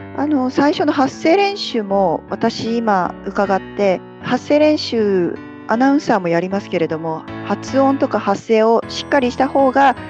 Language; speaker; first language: Japanese; native; Japanese